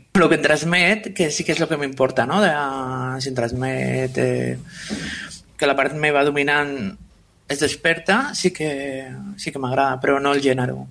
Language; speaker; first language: Catalan; non-native, local second language; Spanish